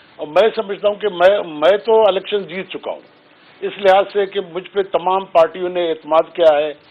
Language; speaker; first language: Urdu; non-native, local second language; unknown